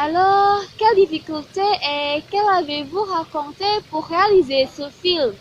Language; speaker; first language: French; non-native, learner; Indonesian